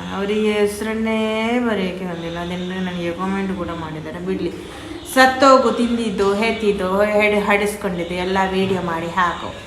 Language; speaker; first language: Kannada; non-native, local second language; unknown